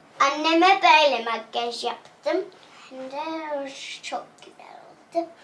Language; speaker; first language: Turkish; early bilingual, heritage; English